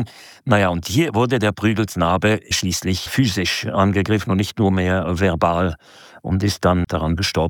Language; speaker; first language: German; native; German